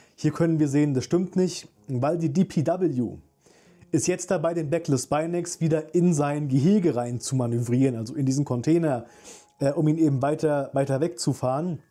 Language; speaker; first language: German; native; German